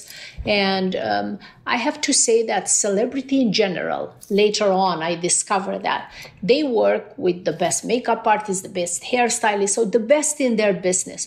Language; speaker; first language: English; non-native, fluent; Romanian